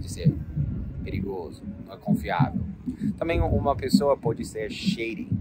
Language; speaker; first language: Portuguese; non-native, fluent; English